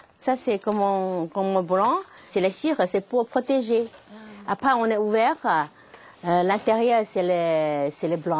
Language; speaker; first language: French; non-native, learner; Chinese